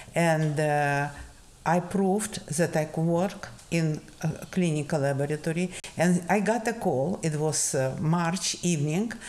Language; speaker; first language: English; non-native, fluent; Russian